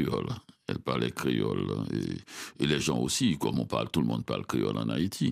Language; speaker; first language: French; non-native, local second language; Haitian Creole